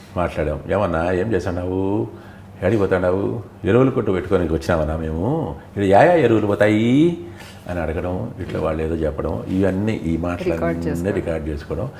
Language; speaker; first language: Telugu; native; Telugu